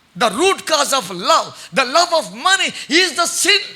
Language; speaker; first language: English; non-native, local second language; Telugu